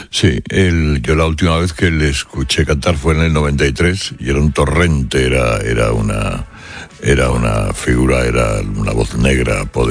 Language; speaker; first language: Spanish; native; Spanish